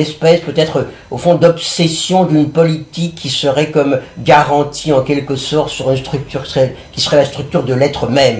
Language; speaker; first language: French; native; French